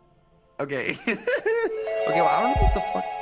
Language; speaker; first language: English; native; English